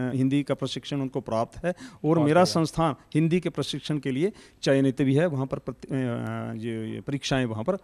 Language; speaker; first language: Hindi; native; Hindi